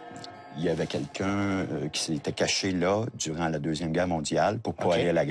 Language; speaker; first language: French; native; French